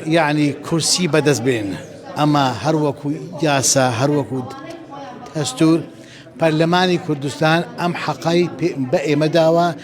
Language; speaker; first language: Central Kurdish; non-native, local second language; Turkish